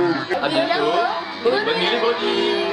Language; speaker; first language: French; native; French